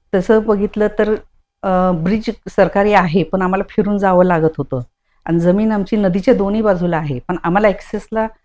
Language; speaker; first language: Marathi; non-native, local second language; Konkani